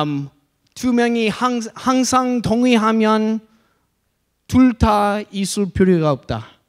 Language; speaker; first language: Korean; non-native, learner; English